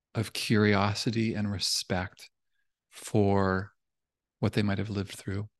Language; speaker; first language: English; native; English